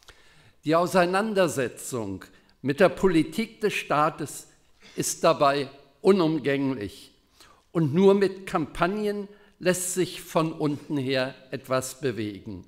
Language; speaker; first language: German; native; German